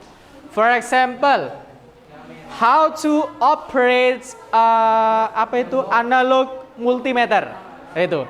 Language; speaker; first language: English; non-native, learner; Indonesian